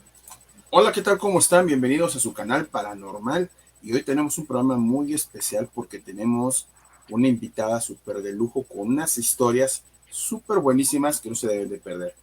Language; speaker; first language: Spanish; native; Spanish